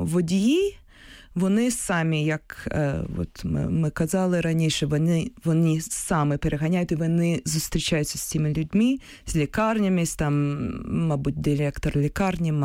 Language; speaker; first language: Ukrainian; non-native, local second language; Russian